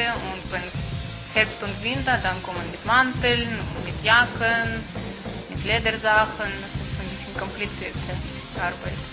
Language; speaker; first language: German; non-native, fluent; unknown